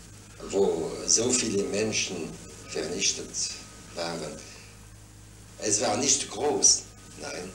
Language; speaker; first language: German; non-native, fluent; French